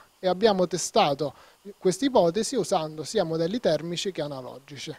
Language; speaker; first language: Italian; native; Italian